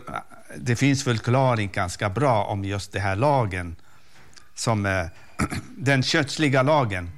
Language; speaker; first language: Swedish; non-native, fluent; Arabic